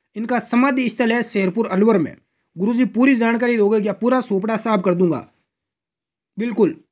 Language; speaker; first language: Hindi; native; Hindi